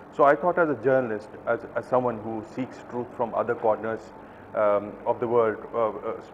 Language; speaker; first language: English; non-native, local second language; Kashmiri